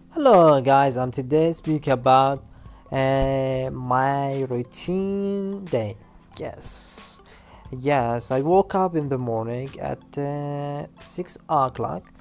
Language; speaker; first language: English; non-native, learner; Arabic